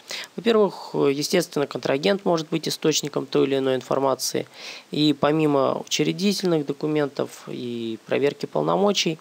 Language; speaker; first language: Russian; native; Russian